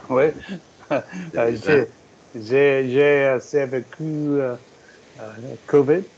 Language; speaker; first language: French; non-native, learner; English